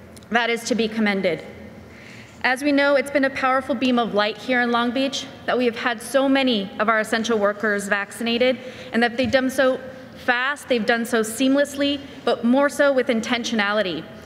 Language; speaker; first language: English; early bilingual, other home language; Spanish